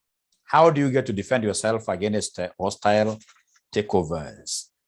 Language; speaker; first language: English; non-native, local second language; Swahili